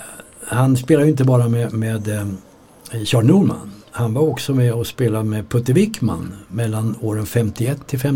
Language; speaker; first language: Swedish; native; Swedish